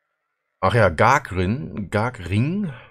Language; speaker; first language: German; native; German